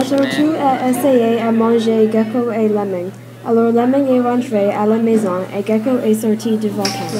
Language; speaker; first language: French; non-native, learner; English